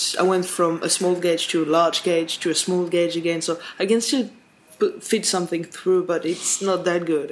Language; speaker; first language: English; non-native, fluent; French